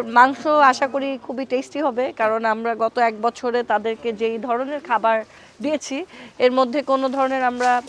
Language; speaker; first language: Bangla; native; Bangla